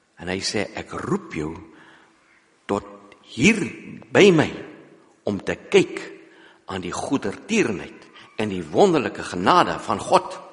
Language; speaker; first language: Afrikaans; non-native, local second language; English